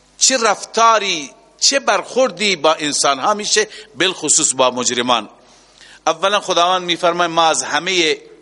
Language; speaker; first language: Persian; native; Persian